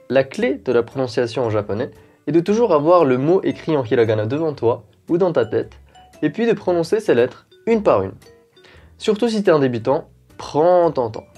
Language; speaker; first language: French; native; French